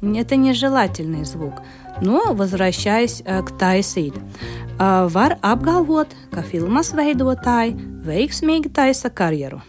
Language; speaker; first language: Latvian; native; Latvian